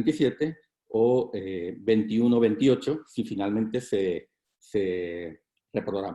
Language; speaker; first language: Spanish; native; Spanish